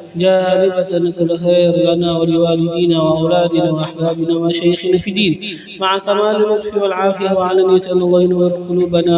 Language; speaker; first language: Arabic; non-native, fluent; Indonesian